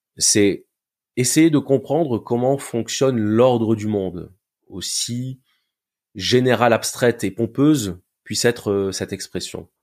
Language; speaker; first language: French; native; French